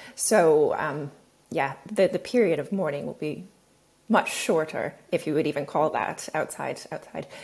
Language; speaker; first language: English; native; English